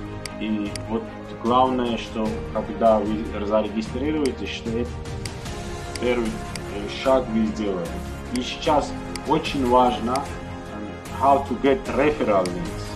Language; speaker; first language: Russian; non-native, learner; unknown